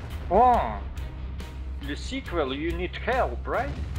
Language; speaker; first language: English; non-native, learner; Russian